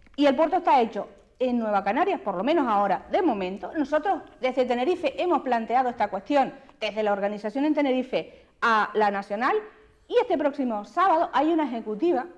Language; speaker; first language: Spanish; native; Spanish